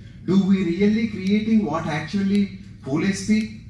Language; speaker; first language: English; non-native, local second language; Telugu